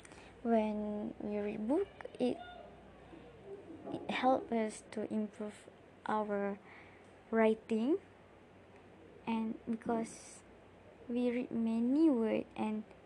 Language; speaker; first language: English; non-native, learner; Malay